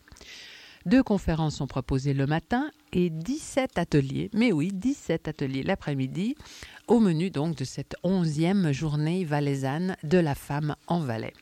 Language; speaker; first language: French; native; French